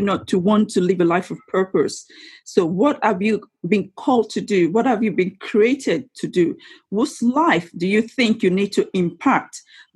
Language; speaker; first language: English; non-native, local second language; Yoruba